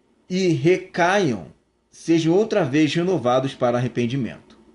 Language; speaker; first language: Portuguese; native; Portuguese